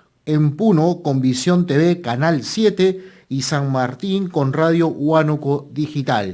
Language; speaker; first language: Spanish; native; Spanish